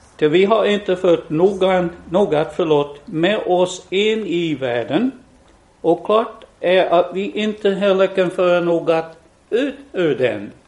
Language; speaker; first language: Swedish; non-native, fluent; English